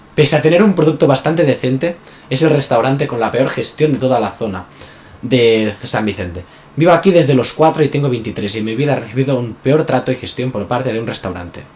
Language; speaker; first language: Spanish; non-native, local second language; Catalan